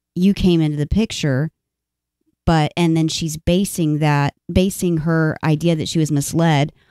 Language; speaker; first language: English; native; English